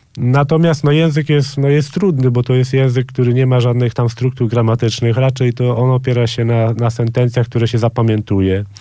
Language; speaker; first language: Polish; native; Polish